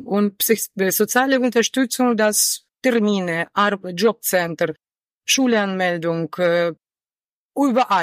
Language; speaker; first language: German; non-native, learner; Ukrainian